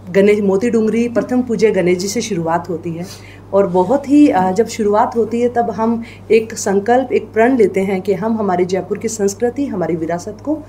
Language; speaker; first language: Hindi; native; Hindi